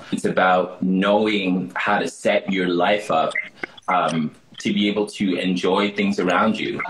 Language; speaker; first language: English; early bilingual, other home language; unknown